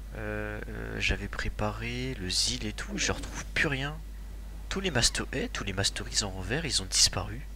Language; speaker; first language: French; native; French